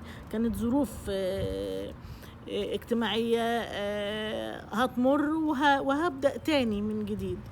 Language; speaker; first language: Arabic; native; Arabic